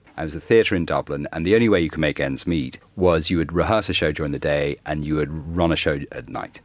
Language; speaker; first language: English; native; English